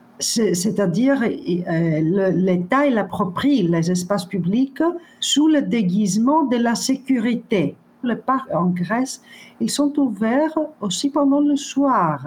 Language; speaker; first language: French; non-native, fluent; Greek